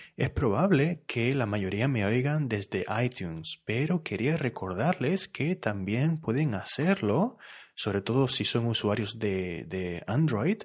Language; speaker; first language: Spanish; native; Spanish